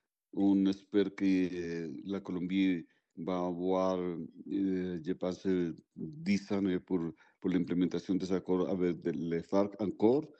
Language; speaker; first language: French; non-native, fluent; Spanish